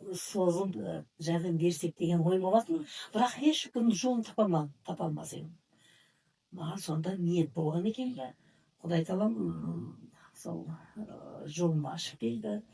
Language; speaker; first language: Kazakh; non-native, local second language; Uzbek